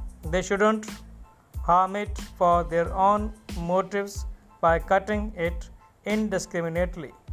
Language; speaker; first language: English; non-native, local second language; Punjabi